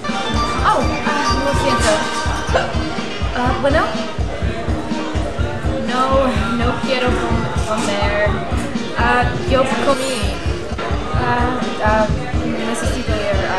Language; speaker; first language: Spanish; non-native, learner; English